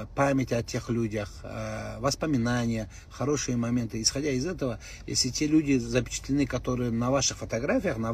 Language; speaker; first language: Russian; non-native, local second language; Kazakh